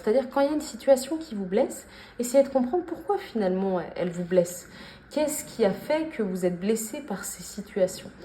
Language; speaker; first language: French; native; French